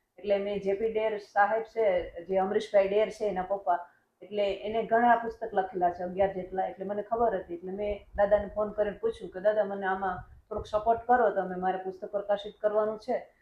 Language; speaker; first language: Gujarati; native; Gujarati